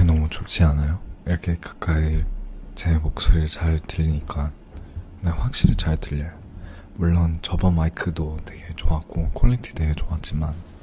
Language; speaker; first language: Korean; non-native, fluent; English